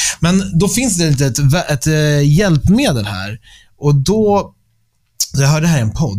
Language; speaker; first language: Swedish; early bilingual, other home language; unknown